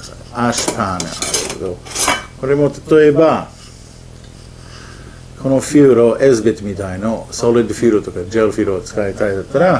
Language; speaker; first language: Japanese; non-native, fluent; English